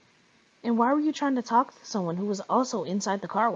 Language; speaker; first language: English; native; English